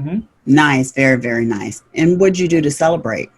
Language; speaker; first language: English; native; English